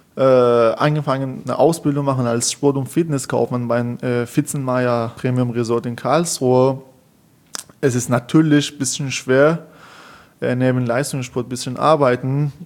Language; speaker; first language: German; non-native, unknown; Persian